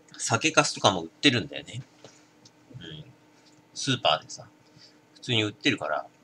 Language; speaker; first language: Japanese; native; Japanese